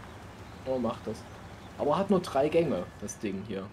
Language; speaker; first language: German; native; German